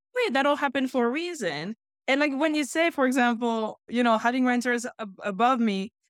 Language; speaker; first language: English; non-native, fluent; French